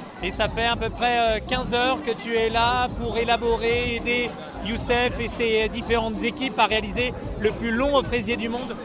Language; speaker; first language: French; native; French